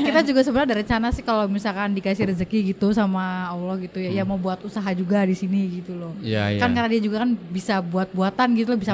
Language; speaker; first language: Indonesian; native; Indonesian